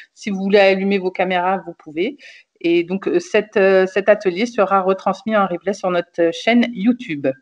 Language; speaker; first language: French; native; French